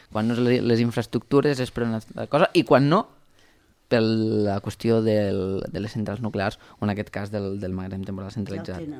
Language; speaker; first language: Catalan; native; Catalan